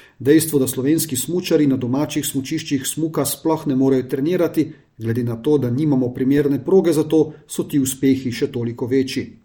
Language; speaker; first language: Slovenian; native; Slovenian